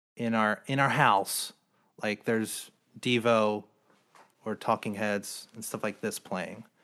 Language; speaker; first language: English; native; English